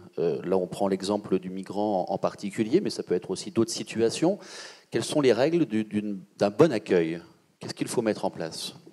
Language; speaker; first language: French; native; French